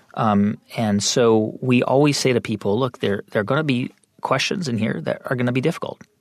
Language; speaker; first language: English; native; English